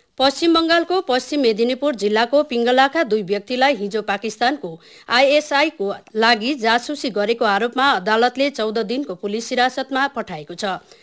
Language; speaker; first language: Nepali; native; Nepali